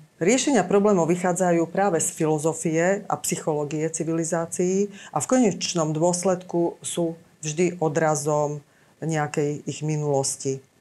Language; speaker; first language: Slovak; native; Slovak